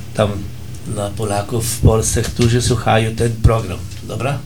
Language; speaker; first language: Polish; early bilingual, heritage; Portuguese